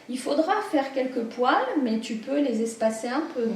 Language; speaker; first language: French; native; French